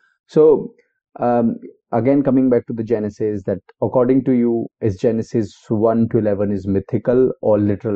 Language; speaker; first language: English; non-native, local second language; Hindi